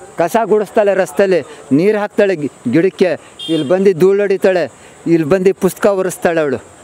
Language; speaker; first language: Kannada; non-native, local second language; Urdu